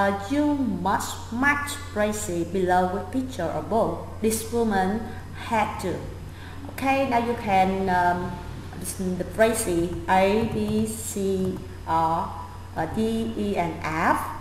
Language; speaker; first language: English; non-native, fluent; Vietnamese